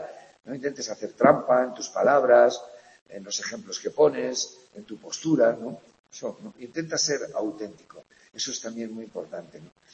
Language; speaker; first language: Spanish; native; Spanish